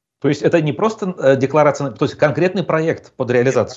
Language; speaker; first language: Russian; native; Russian